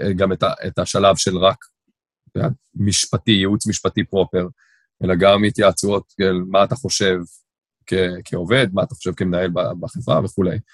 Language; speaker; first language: Hebrew; native; Hebrew